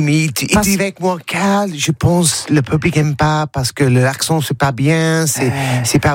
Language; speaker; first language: French; non-native, learner; English